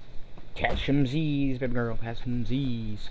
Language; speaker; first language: English; native; English